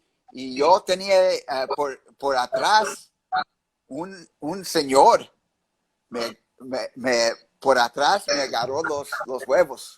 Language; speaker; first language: Spanish; early bilingual, heritage; English